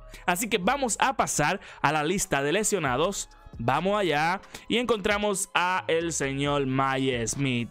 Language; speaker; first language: Spanish; native; Spanish